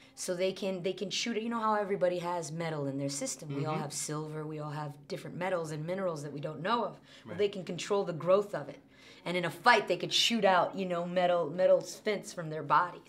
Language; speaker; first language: English; early bilingual, other home language; Spanish